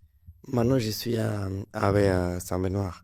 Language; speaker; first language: French; non-native, learner; Spanish